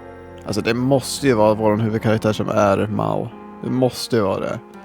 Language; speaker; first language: Swedish; native; Swedish